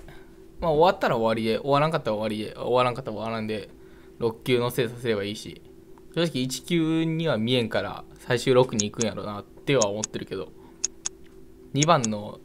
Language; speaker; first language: Japanese; native; Japanese